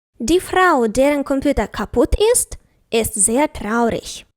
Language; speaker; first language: German; non-native, fluent; Ukrainian